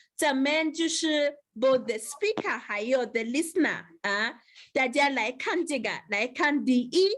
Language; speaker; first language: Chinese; non-native, fluent; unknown